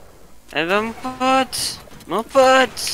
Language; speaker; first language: French; native; French